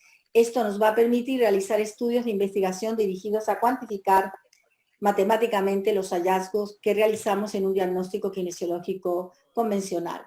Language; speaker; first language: Spanish; native; Spanish